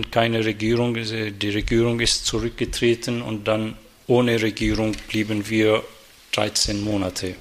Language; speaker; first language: German; non-native, fluent; Arabic